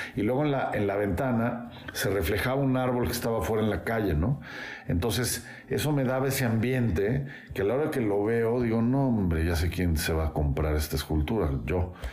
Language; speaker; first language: Spanish; native; Spanish